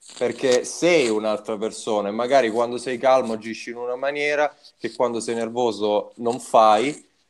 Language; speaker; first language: Italian; native; Italian